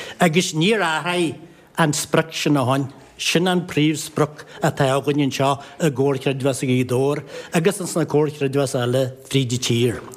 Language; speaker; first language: Irish; native; Irish